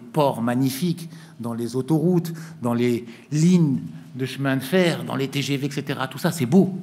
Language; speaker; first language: French; non-native, local second language; Arabic